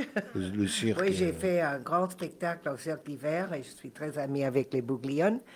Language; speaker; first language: French; non-native, fluent; Spanish